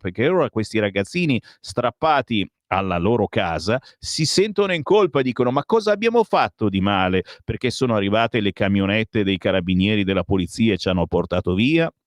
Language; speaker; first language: Italian; native; Italian